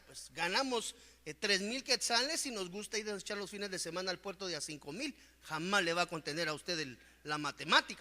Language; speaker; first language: Spanish; native; Spanish